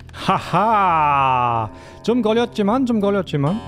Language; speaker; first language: Korean; non-native, fluent; German